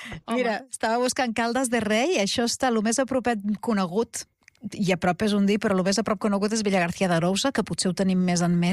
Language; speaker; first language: Catalan; native; Catalan